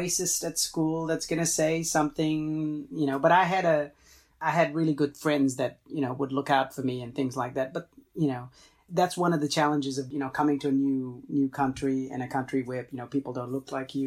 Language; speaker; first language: English; non-native, fluent; Tamil